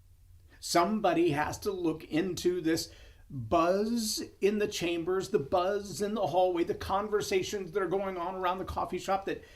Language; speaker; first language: English; native; English